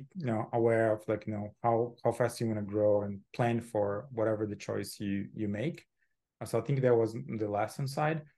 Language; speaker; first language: English; non-native, fluent; Portuguese